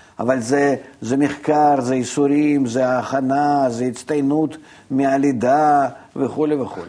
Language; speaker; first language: Hebrew; non-native, fluent; Russian